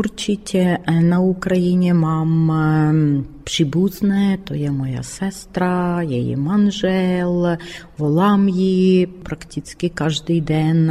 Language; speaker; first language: Czech; non-native, learner; Ukrainian